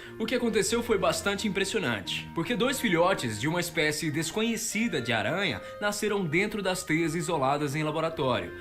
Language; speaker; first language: Portuguese; native; Portuguese